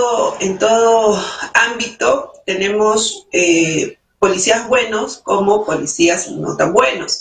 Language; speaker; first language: Spanish; native; Spanish